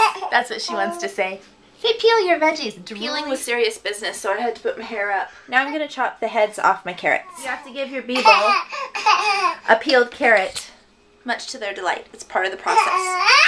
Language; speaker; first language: English; native; English